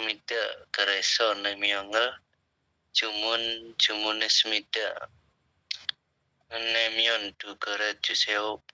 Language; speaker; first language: Korean; non-native, learner; Indonesian